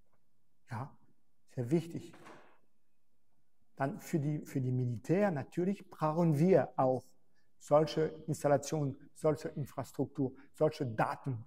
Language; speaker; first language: German; non-native, fluent; French